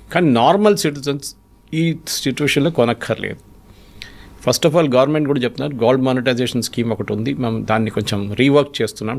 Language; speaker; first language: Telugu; non-native, fluent; Malayalam